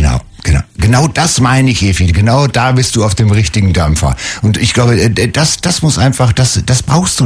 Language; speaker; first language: German; native; German